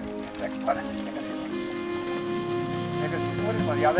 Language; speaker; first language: Macedonian; native; Macedonian